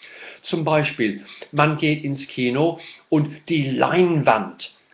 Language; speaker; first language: German; non-native, fluent; English